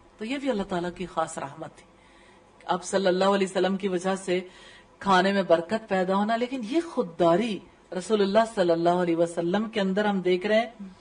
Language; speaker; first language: Urdu; native; Urdu